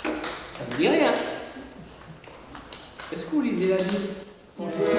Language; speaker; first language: French; native; French